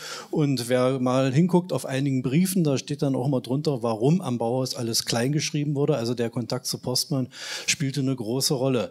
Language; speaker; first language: German; native; German